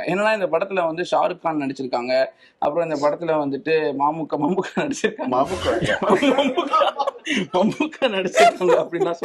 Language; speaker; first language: Tamil; native; Tamil